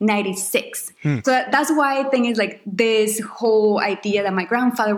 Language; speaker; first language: English; non-native, fluent; Spanish